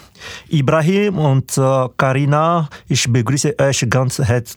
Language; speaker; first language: German; non-native, fluent; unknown